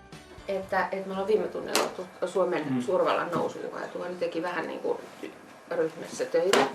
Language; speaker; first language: Finnish; native; Finnish